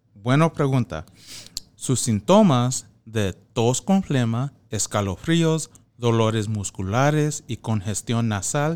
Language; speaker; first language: Spanish; non-native, fluent; English